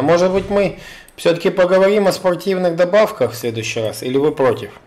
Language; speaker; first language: Russian; native; Russian